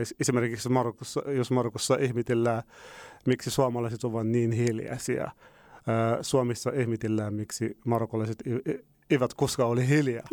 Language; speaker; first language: Finnish; non-native, fluent; Arabic